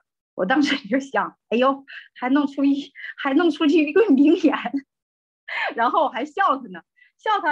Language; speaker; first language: Chinese; native; Chinese